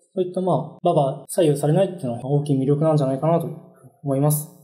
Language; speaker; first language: Japanese; native; Japanese